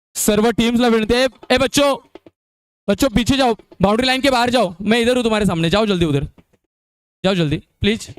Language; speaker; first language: Hindi; non-native, local second language; Marathi